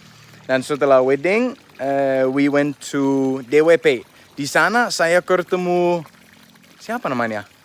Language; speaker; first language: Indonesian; non-native, fluent; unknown